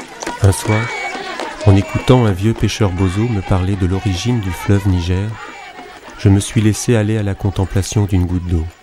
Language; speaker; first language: French; native; French